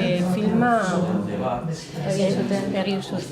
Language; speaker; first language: Basque; non-native, local second language; Spanish